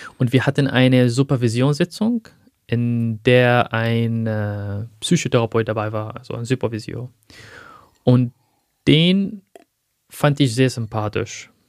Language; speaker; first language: German; non-native, fluent; Arabic